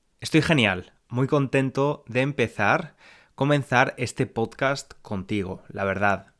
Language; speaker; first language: Spanish; native; Spanish